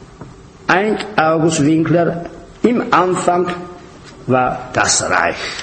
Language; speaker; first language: German; non-native, fluent; Italian